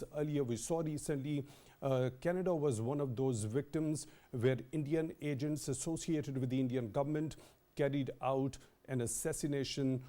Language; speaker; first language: English; non-native, local second language; Urdu